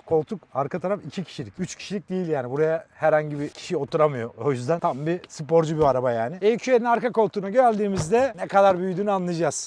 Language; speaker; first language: Turkish; native; Turkish